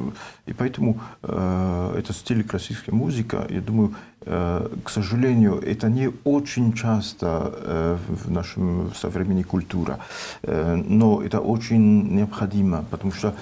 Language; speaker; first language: Russian; non-native, learner; French